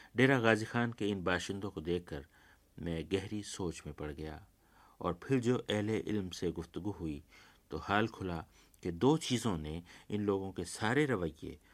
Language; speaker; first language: Urdu; native; Urdu